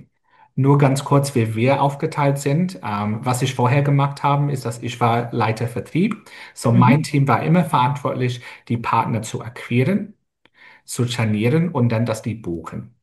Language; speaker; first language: German; non-native, fluent; English